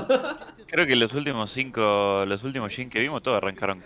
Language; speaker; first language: Spanish; native; Spanish